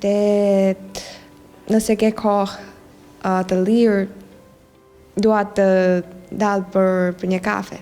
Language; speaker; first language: Albanian; non-native, learner; Chinese